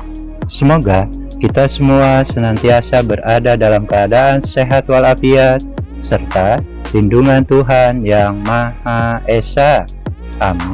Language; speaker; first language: Indonesian; native; Indonesian